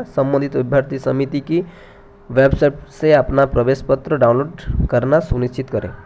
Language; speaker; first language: Hindi; non-native, local second language; Bangla